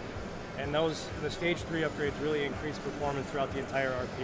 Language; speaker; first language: English; native; English